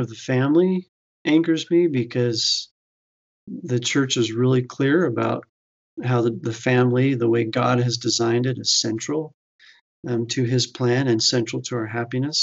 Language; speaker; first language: English; native; English